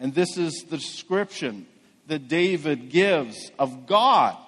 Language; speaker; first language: English; native; English